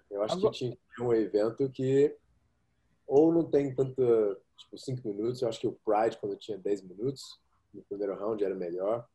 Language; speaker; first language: Portuguese; early bilingual, heritage; English